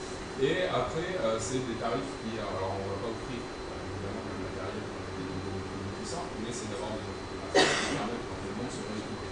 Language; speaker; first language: French; native; French